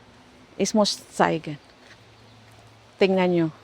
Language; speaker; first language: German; non-native, learner; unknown